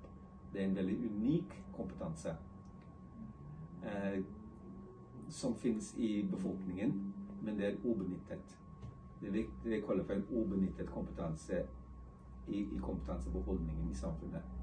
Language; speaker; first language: Norwegian; non-native, fluent; English